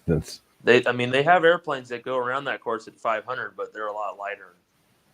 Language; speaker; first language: English; native; English